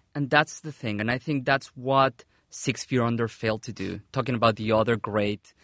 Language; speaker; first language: English; non-native, fluent; Spanish